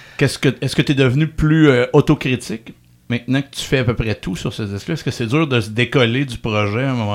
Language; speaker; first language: French; native; French